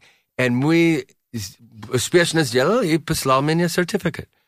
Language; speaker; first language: Russian; non-native, learner; English